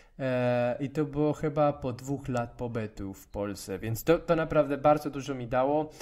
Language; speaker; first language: Polish; non-native, fluent; Spanish